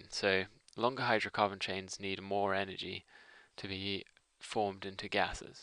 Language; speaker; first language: English; native; English